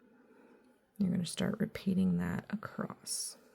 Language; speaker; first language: English; native; English